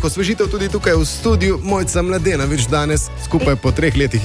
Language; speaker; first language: Slovenian; native; Slovenian